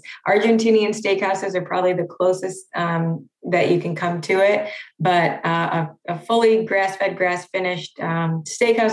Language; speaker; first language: English; native; English